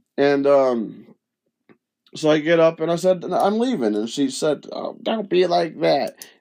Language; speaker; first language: English; early bilingual, other home language; Spanish